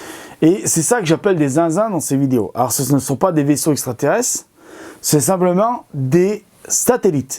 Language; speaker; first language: French; native; French